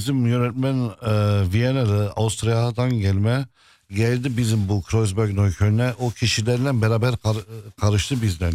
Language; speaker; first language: Turkish; non-native, fluent; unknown